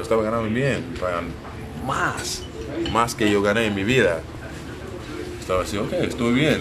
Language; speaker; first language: Spanish; non-native, learner; English